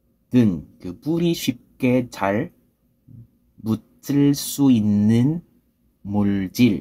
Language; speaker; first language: Korean; non-native, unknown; Filipino